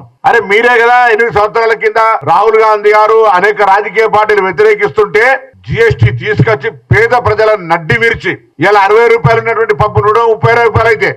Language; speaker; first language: Telugu; native; Telugu